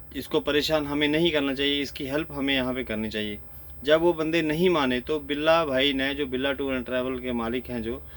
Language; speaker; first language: Hindi; native; Hindi